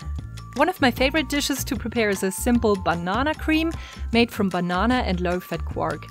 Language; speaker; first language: English; non-native, fluent; German